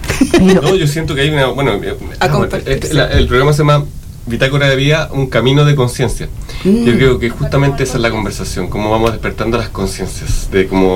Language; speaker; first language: Spanish; native; Spanish